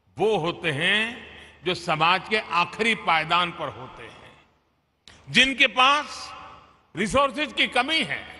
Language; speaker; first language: Hindi; non-native, local second language; Gujarati